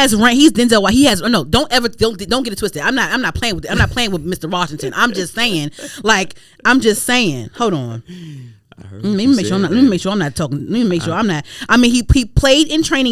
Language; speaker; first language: English; native; English